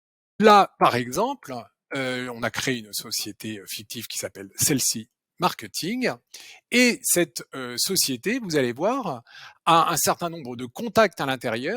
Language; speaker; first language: French; native; French